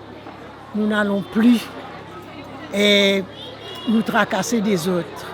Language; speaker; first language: French; non-native, local second language; Morisyen